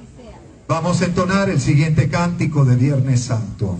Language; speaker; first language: Spanish; native; Spanish